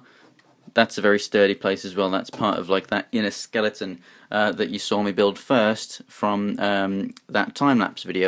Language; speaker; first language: English; native; English